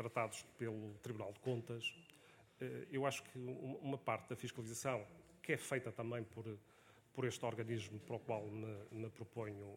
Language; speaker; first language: Portuguese; native; Portuguese